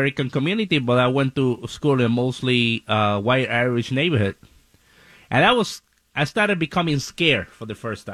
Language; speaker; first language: English; non-native, fluent; Spanish